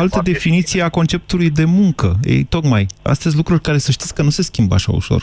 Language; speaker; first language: Romanian; native; Romanian